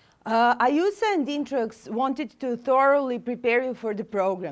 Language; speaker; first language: English; non-native, fluent; Serbian